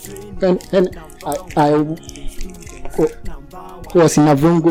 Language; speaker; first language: English; non-native, local second language; Akan